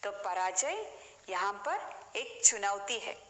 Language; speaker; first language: Hindi; non-native, local second language; Malayalam